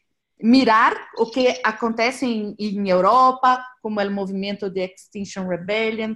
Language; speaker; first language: Spanish; non-native, learner; Portuguese